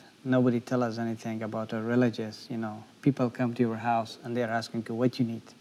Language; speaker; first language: English; non-native, learner; Persian